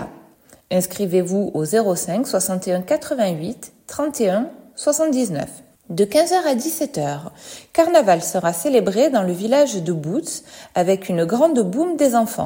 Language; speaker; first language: French; native; French